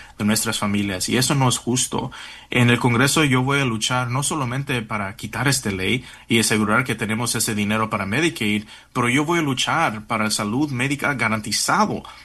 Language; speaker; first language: Spanish; early bilingual, heritage; Spanish